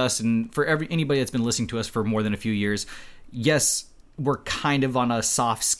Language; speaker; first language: English; native; English